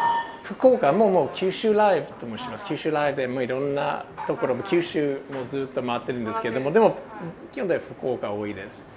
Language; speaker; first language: Japanese; non-native, fluent; English